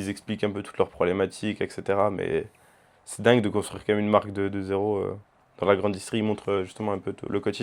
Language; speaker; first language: French; native; French